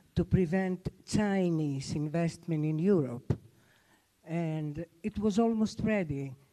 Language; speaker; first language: English; non-native, fluent; Albanian